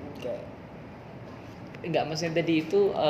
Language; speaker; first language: Indonesian; native; Indonesian